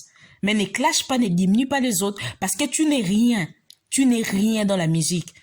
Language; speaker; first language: French; non-native, local second language; Lingala